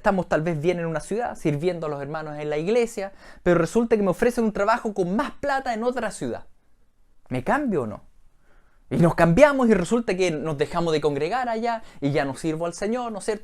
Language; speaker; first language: Spanish; native; Spanish